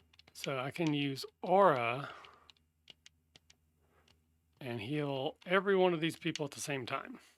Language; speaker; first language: English; native; English